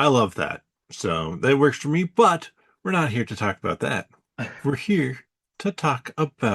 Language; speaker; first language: English; native; English